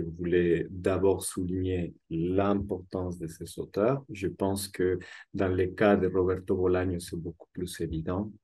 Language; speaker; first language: French; non-native, fluent; Spanish